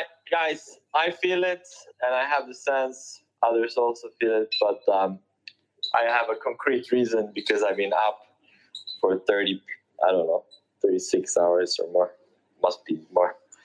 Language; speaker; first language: English; native; English